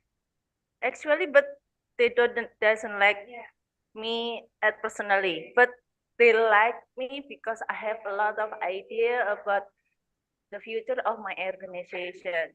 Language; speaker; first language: English; non-native, learner; Indonesian